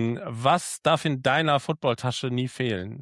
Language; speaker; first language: German; native; German